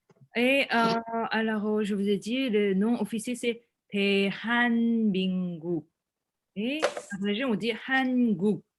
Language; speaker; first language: French; non-native, fluent; Korean